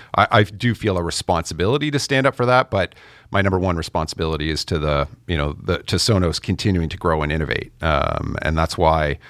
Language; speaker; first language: English; native; English